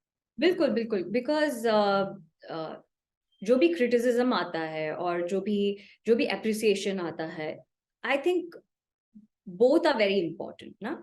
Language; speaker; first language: Hindi; non-native, local second language; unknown